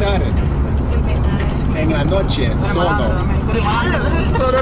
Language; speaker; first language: Spanish; non-native, learner; English